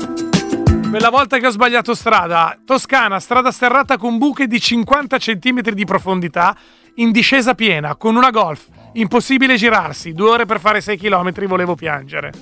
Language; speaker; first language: Italian; native; Italian